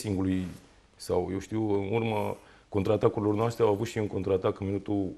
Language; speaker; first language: Romanian; native; Romanian